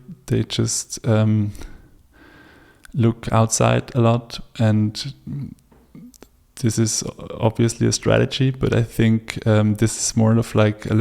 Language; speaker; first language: English; non-native, fluent; German